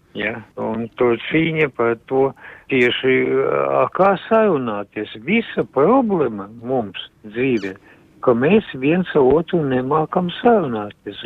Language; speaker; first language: Latvian; non-native, local second language; Russian